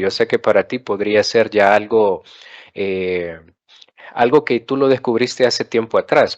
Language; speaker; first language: Spanish; native; Spanish